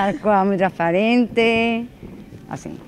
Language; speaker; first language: Spanish; native; Spanish